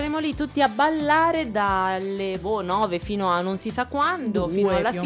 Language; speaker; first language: Italian; native; Italian